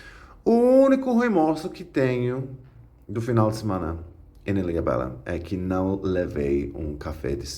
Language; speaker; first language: Portuguese; non-native, fluent; English